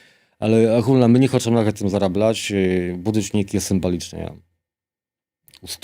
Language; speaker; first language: Polish; non-native, local second language; Belarusian